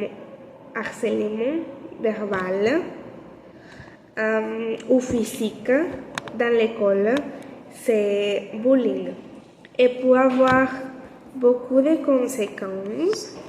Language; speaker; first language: French; non-native, learner; Spanish